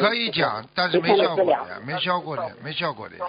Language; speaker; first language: Chinese; native; Chinese